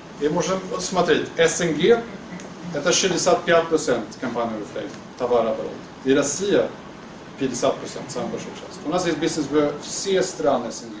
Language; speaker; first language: Russian; non-native, learner; Swedish